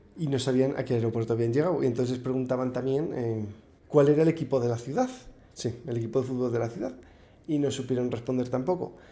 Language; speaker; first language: Spanish; native; Spanish